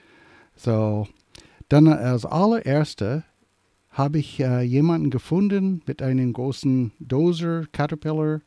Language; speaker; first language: German; early bilingual, heritage; English